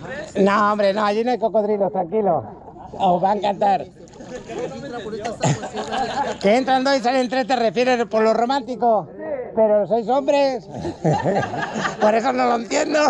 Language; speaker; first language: Spanish; native; Spanish